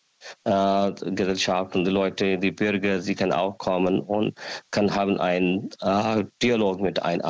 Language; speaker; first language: German; non-native, learner; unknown